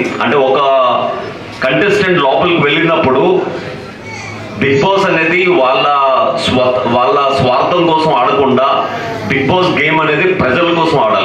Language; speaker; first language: Telugu; native; Telugu